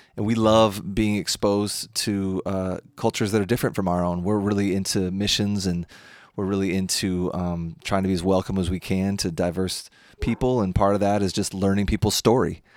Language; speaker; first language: English; native; English